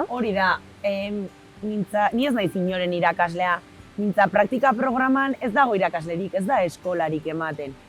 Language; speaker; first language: Basque; native; Basque